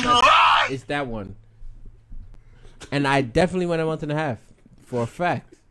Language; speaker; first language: English; native; English